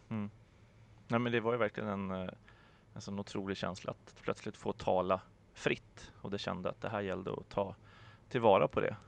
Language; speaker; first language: Swedish; native; Swedish